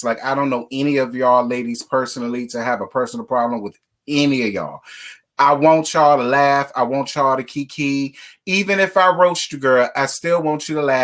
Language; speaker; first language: English; native; English